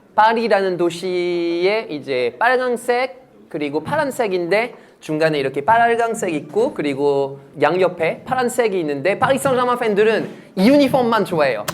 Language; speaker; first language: Korean; non-native, fluent; French